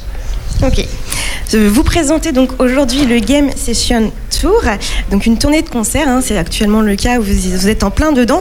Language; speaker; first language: French; native; French